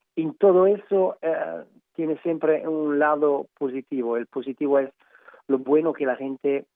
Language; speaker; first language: Spanish; non-native, learner; Italian